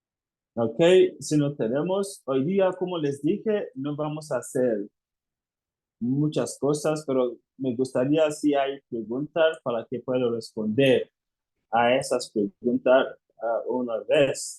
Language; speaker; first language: Spanish; non-native, fluent; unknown